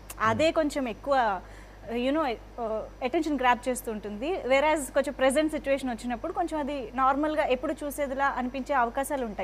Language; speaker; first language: Telugu; native; Telugu